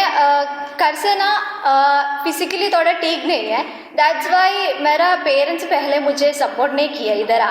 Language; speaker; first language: Hindi; non-native, local second language; Malayalam